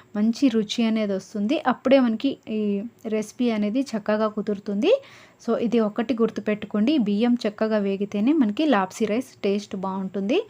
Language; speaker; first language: Telugu; non-native, local second language; Lambadi